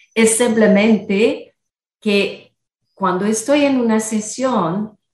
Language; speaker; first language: Spanish; non-native, fluent; English